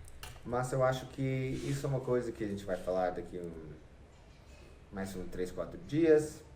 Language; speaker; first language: Portuguese; non-native, fluent; English